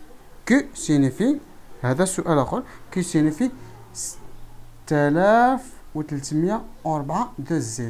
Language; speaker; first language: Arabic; native; Arabic